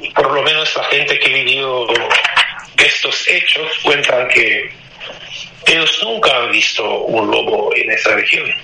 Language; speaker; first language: Spanish; non-native, fluent; Romanian